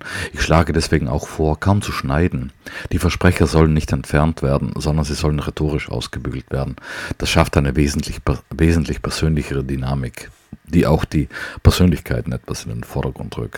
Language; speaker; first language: German; non-native, local second language; Ladin